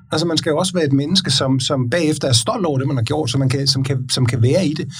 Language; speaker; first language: Danish; native; Danish